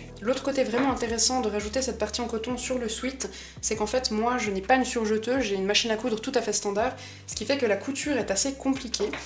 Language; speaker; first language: French; native; French